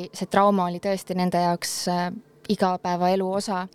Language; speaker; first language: Estonian; native; Estonian